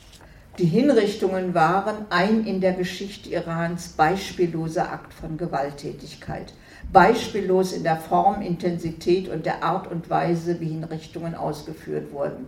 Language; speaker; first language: German; native; German